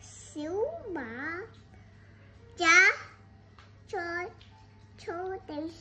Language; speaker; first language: Chinese; non-native, local second language; Cantonese